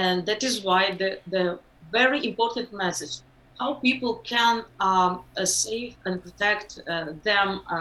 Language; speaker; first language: English; non-native, learner; Ukrainian